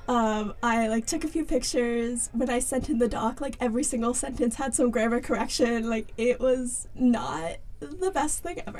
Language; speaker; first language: English; native; English